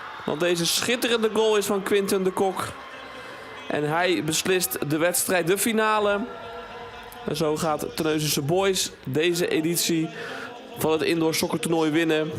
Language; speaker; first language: Dutch; native; Dutch